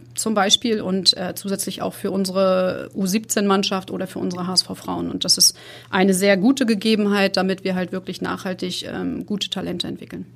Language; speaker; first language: German; native; German